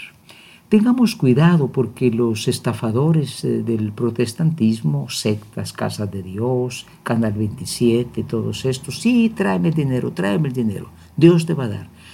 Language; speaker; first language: Spanish; native; Spanish